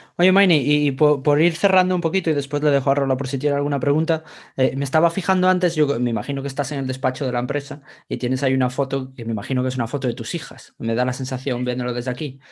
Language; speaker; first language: Spanish; native; Spanish